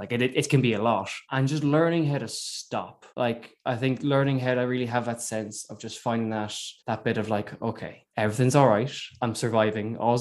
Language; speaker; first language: English; native; English